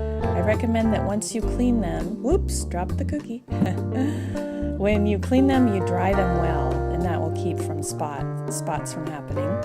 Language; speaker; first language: English; native; English